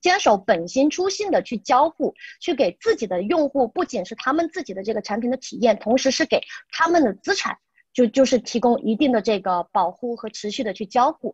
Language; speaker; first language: Chinese; native; Chinese